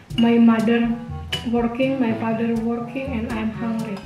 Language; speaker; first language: English; non-native, learner; Indonesian